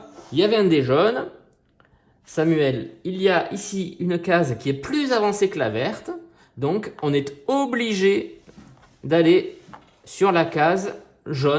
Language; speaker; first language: French; native; French